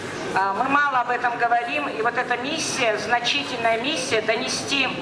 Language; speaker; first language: Russian; native; Russian